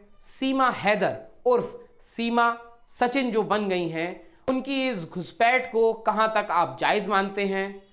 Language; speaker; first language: Hindi; native; Hindi